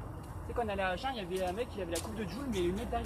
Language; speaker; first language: French; native; French